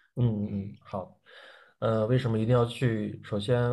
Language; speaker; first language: Chinese; native; Chinese